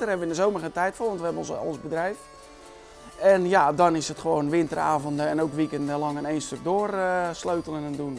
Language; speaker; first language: Dutch; native; Dutch